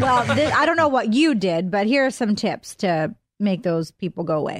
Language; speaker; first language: English; native; English